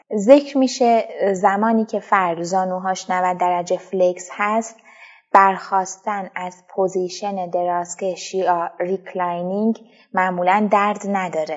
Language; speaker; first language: Persian; native; Persian